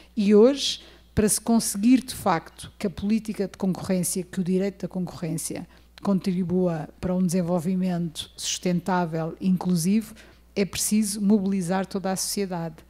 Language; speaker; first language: Portuguese; native; Portuguese